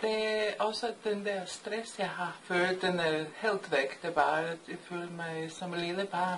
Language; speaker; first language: Danish; non-native, fluent; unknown